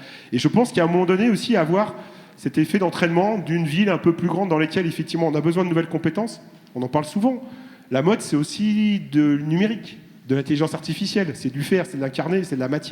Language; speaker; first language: French; native; French